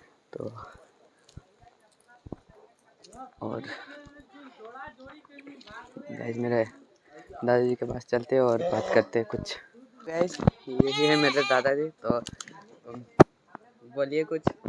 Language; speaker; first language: Hindi; non-native, local second language; Magahi